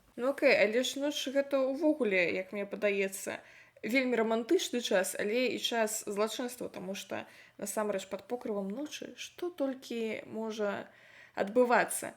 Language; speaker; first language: Belarusian; non-native, local second language; Russian